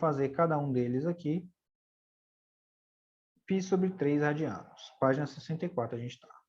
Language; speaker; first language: Portuguese; native; Portuguese